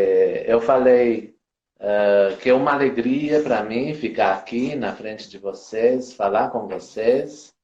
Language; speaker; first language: Portuguese; non-native, fluent; Romanian